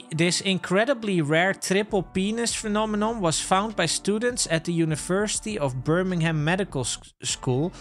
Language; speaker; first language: English; non-native, fluent; Dutch